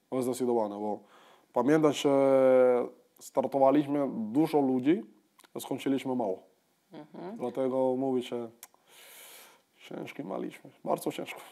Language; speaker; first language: Polish; non-native, fluent; Spanish